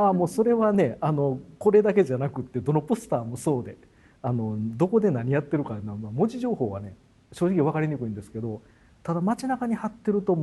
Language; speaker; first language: Japanese; native; Japanese